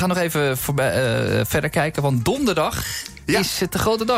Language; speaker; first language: Dutch; native; Dutch